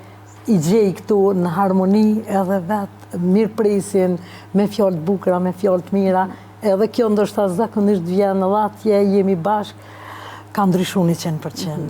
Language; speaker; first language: Albanian; native; Albanian